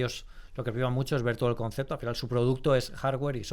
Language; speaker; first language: Spanish; native; Spanish